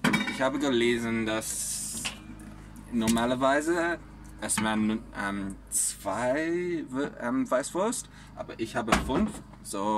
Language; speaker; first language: German; non-native, learner; English